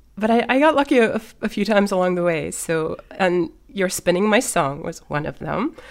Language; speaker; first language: English; early bilingual, other home language; German